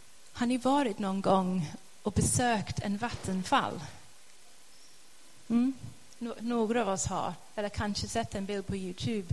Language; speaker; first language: Swedish; non-native, fluent; English